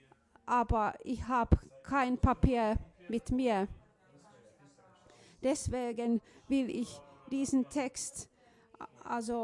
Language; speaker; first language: German; non-native, fluent; Finnish